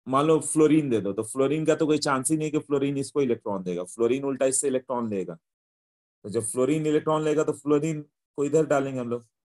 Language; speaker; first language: Hindi; native; Hindi